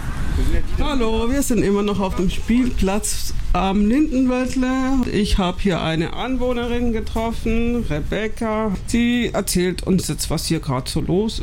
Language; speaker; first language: German; native; German